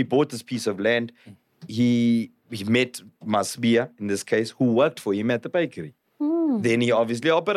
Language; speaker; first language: English; non-native, local second language; Zulu